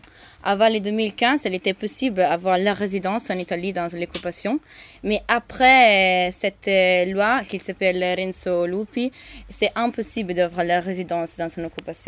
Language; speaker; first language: French; non-native, learner; Italian